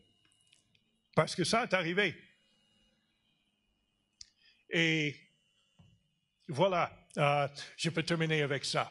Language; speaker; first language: French; non-native, fluent; English